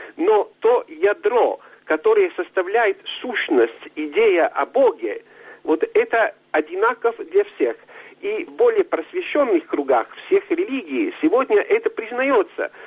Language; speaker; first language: Russian; non-native, fluent; Italian